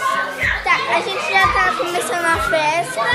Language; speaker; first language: Portuguese; early bilingual, heritage; Portuguese